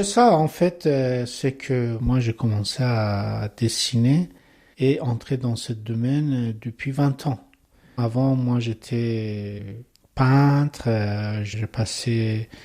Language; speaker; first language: French; non-native, learner; Persian